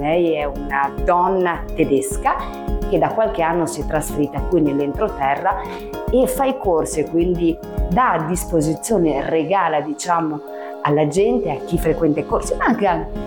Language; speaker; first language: Italian; native; Italian